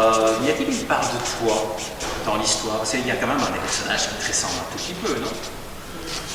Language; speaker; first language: French; native; French